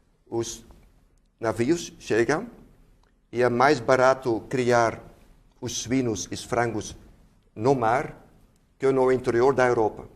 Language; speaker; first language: Portuguese; non-native, fluent; Dutch